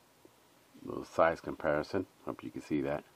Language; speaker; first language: English; native; English